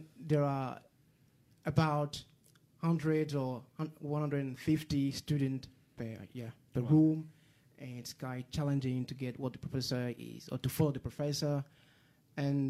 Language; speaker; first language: English; non-native, fluent; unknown